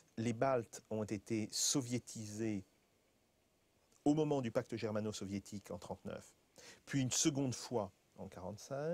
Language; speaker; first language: French; native; French